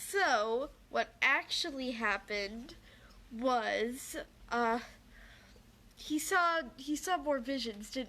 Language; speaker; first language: English; native; English